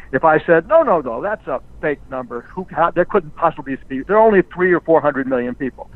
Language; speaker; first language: English; native; English